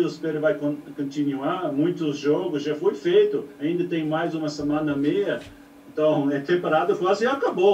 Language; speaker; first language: Portuguese; non-native, learner; English